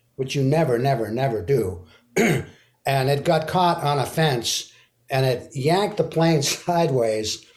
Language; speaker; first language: English; early bilingual, other home language; French